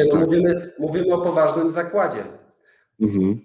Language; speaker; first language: Polish; native; Polish